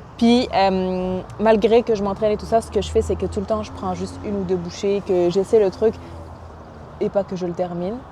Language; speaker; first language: French; non-native, local second language; Arabic